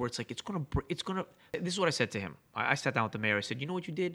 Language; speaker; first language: English; native; English